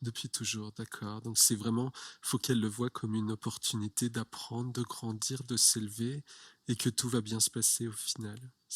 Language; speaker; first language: French; native; French